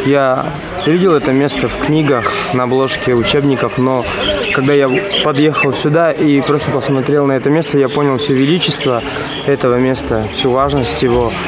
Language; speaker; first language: Russian; non-native, learner; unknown